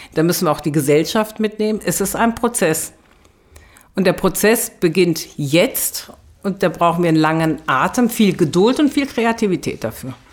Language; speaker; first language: German; early bilingual, other home language; Turkish